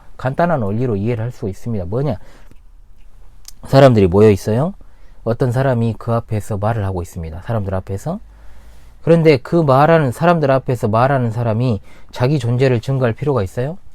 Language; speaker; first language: Korean; native; Korean